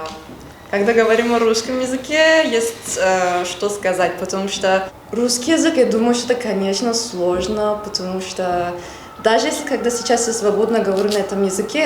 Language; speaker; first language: Russian; non-native, fluent; Turkish